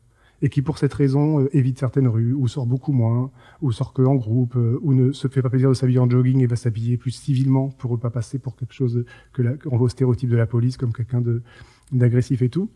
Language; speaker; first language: French; native; French